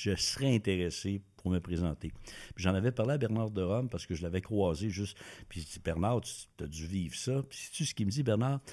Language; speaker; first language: French; native; French